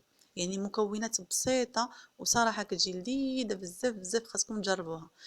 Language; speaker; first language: Arabic; native; Arabic